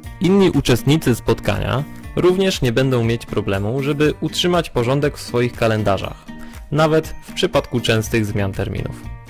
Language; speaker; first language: Polish; native; Polish